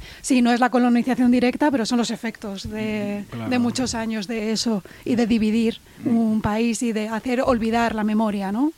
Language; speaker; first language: Spanish; native; Spanish